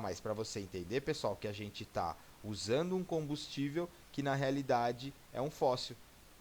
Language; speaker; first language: Portuguese; native; Portuguese